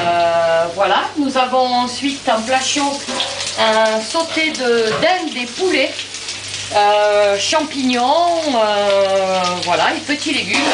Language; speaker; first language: French; native; French